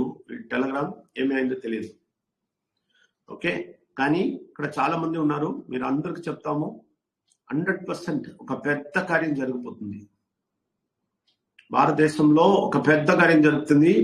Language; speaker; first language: Telugu; non-native, learner; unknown